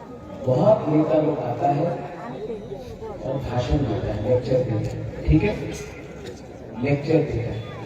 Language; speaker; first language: Hindi; non-native, local second language; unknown